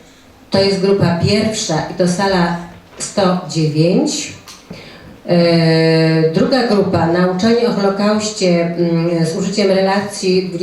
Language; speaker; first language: Polish; native; Polish